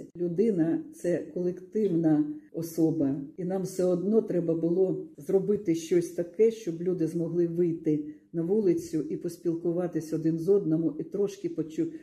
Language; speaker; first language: Ukrainian; native; Ukrainian